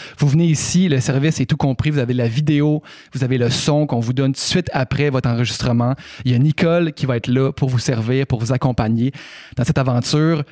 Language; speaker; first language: French; native; French